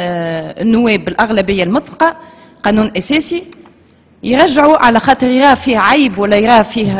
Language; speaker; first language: Arabic; native; Arabic